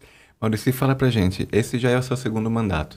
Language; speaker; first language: Portuguese; native; Portuguese